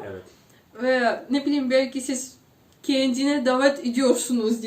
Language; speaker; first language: Turkish; non-native, fluent; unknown